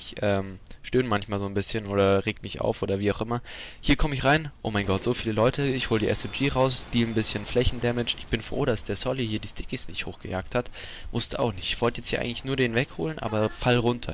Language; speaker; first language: German; native; German